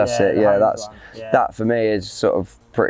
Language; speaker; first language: English; native; English